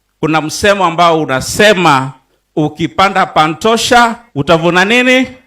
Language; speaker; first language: Swahili; non-native, local second language; Luyia